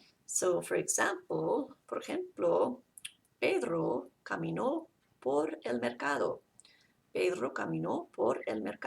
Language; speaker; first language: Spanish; non-native, fluent; English